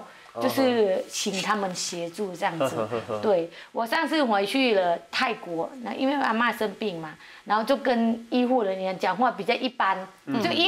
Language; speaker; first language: Chinese; non-native, fluent; Thai